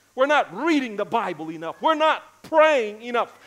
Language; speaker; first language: English; native; English